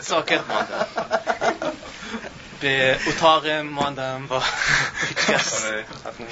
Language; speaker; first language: Persian; non-native, learner; English